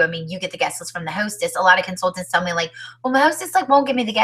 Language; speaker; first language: English; native; English